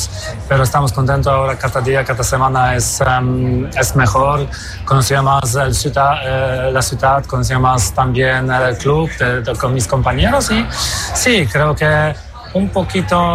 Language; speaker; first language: Spanish; non-native, fluent; Polish